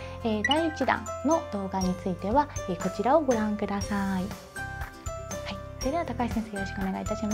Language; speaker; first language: Japanese; native; Japanese